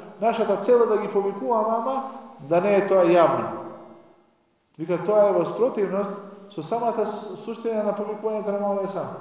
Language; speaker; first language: Macedonian; non-native, local second language; Albanian